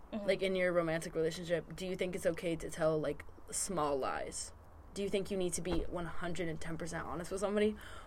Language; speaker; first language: English; native; English